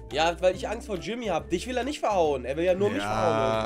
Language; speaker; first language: German; native; German